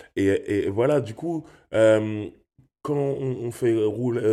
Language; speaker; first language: French; native; French